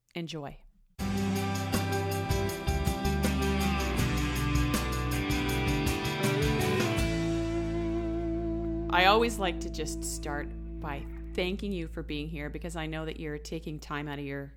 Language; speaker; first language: English; native; English